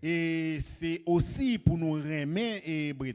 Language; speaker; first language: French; non-native, local second language; Haitian Creole